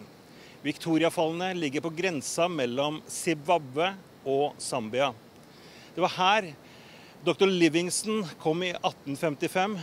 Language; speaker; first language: Norwegian; native; Norwegian